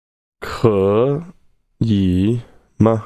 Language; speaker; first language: Chinese; non-native, learner; English